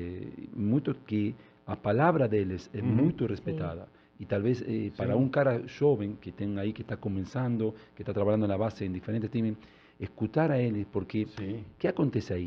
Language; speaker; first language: Portuguese; non-native, learner; Spanish